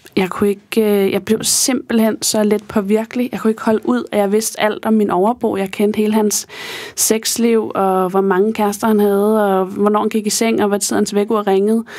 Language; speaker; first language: Danish; native; Danish